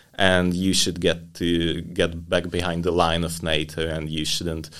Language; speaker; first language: English; non-native, fluent; Hungarian